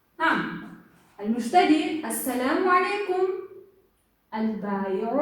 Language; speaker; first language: Arabic; non-native, fluent; Kyrgyz